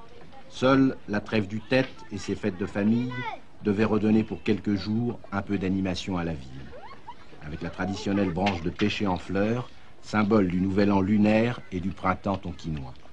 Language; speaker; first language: French; native; French